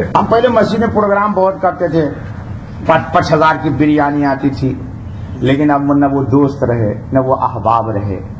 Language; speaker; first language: Urdu; native; Urdu